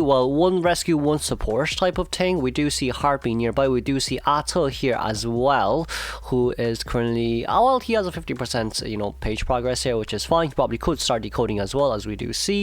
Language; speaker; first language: English; non-native, fluent; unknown